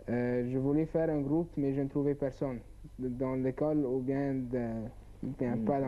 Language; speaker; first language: French; non-native, learner; Arabic